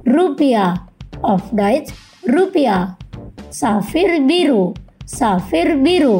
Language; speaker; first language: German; non-native, fluent; Indonesian